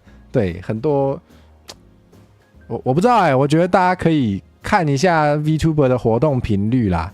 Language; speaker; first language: Chinese; native; Chinese